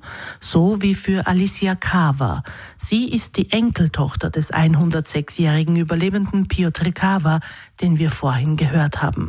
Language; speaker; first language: German; native; German